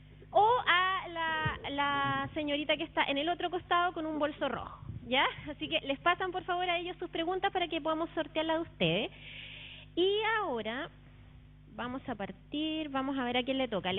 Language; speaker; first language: Spanish; native; Spanish